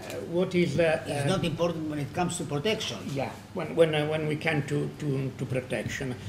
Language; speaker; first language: English; non-native, fluent; Italian